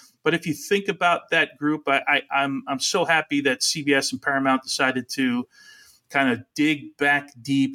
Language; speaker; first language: English; early bilingual, other home language; Italian